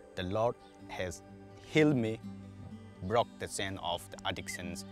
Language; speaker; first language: English; non-native, local second language; Manipuri